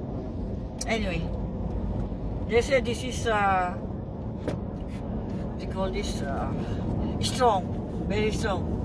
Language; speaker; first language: English; non-native, learner; Filipino